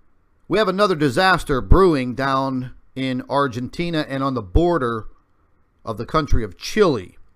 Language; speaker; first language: English; native; English